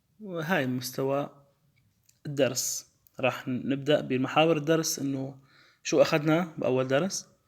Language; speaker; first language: Arabic; native; Arabic